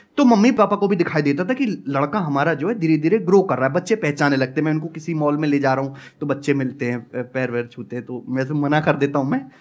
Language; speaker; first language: Hindi; native; Hindi